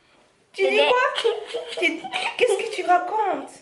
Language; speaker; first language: French; non-native, local second language; Lingala